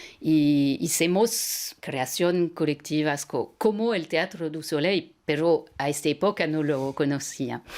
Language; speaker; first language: Spanish; non-native, fluent; French